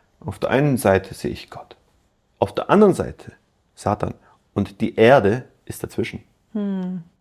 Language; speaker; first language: German; native; German